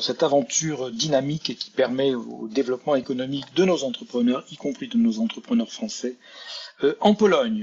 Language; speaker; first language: French; native; French